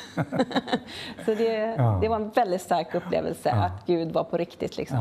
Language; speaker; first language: Swedish; native; Swedish